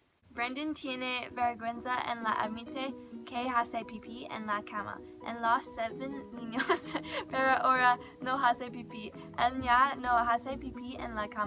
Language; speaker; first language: Spanish; non-native, learner; English